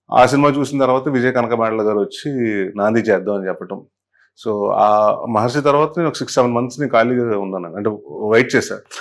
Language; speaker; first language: Telugu; native; Telugu